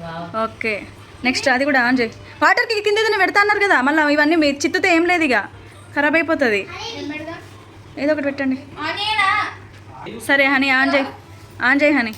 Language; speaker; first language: Telugu; native; Telugu